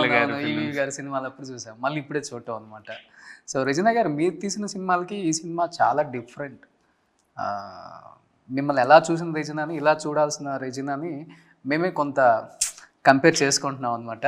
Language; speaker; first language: Telugu; native; Telugu